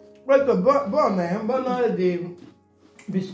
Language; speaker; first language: Italian; non-native, learner; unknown